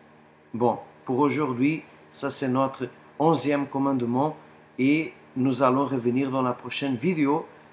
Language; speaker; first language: French; non-native, fluent; Portuguese